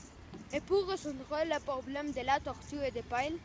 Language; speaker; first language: French; non-native, learner; Spanish